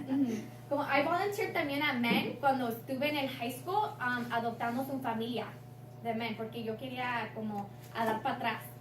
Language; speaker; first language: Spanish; early bilingual, heritage; Spanish